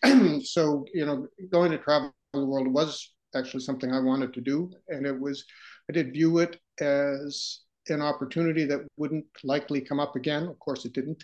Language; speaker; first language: English; native; English